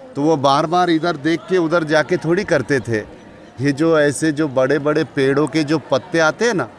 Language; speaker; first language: Hindi; non-native, local second language; Marathi